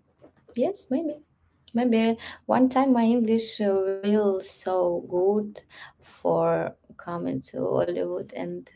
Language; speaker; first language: English; non-native, learner; Russian